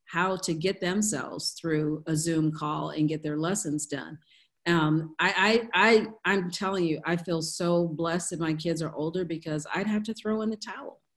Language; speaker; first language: English; native; English